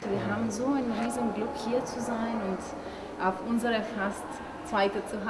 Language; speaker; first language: German; non-native, fluent; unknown